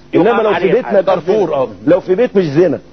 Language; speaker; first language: Arabic; native; Arabic